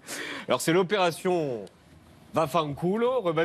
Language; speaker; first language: French; native; French